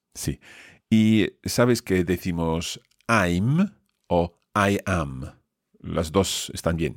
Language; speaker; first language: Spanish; non-native, fluent; English